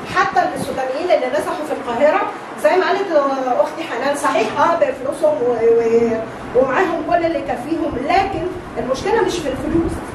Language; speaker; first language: Arabic; native; Arabic